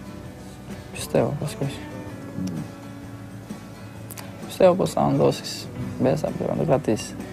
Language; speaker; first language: Greek; non-native, fluent; Albanian